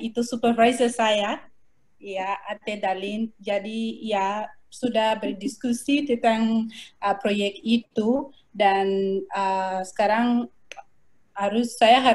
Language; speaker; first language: Indonesian; non-native, learner; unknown